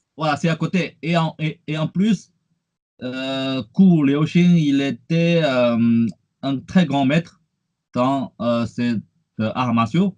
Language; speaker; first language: French; non-native, fluent; Chinese